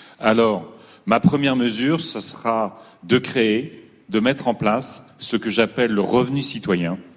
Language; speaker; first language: French; native; French